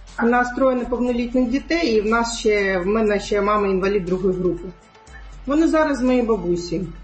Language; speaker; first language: Ukrainian; non-native, local second language; Crimean Tatar